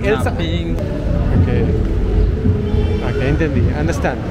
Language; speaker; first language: English; non-native, local second language; Hindi